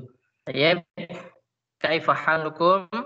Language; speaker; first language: Arabic; non-native, fluent; Indonesian